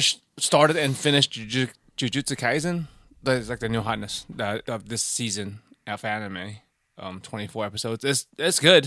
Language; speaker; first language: English; native; English